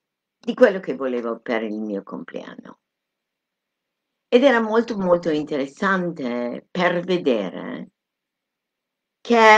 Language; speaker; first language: Italian; non-native, fluent; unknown